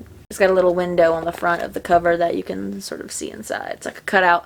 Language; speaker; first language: English; native; English